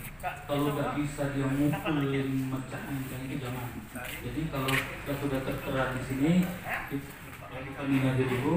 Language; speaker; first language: Indonesian; native; Indonesian